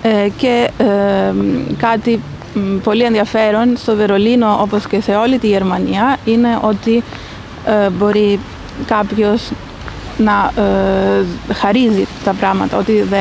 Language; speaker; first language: Greek; early bilingual, heritage; Greek